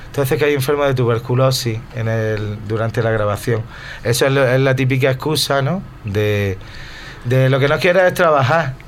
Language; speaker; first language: Spanish; native; Spanish